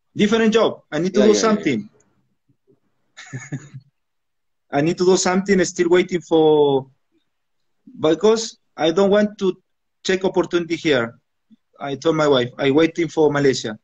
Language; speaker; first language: English; non-native, learner; Spanish